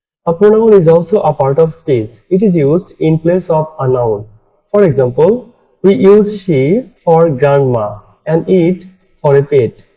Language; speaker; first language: English; non-native, fluent; Bangla